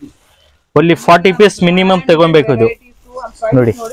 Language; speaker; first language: Kannada; non-native, local second language; Urdu